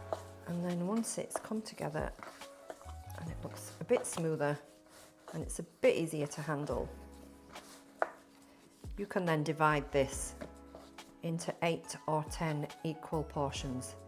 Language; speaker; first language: English; native; English